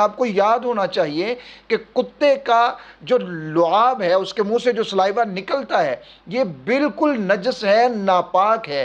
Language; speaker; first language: Urdu; native; Urdu